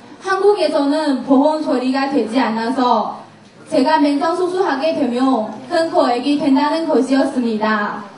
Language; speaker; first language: Korean; non-native, learner; Chinese